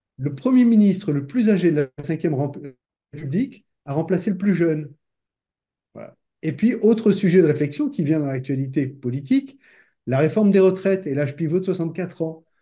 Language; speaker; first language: French; native; French